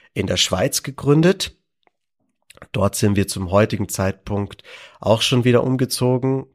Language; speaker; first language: German; native; German